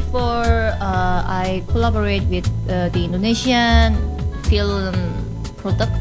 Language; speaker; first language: English; non-native, learner; Korean